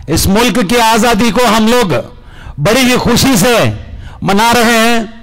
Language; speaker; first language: Hindi; non-native, local second language; Kannada